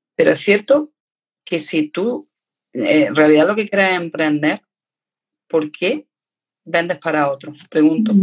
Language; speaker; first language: Spanish; native; Spanish